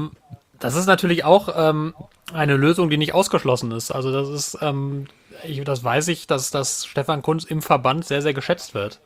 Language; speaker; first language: German; native; German